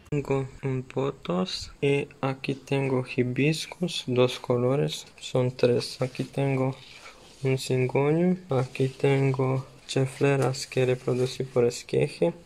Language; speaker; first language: Spanish; non-native, learner; Serbian